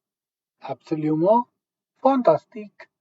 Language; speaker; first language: French; non-native, learner; English